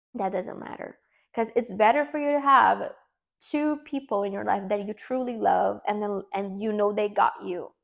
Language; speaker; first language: English; non-native, fluent; Portuguese